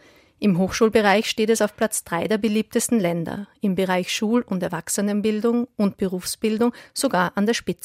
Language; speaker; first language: German; native; German